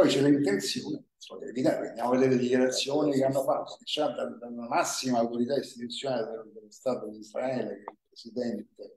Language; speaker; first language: Italian; native; Italian